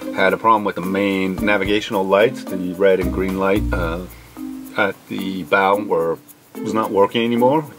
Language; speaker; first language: English; native; English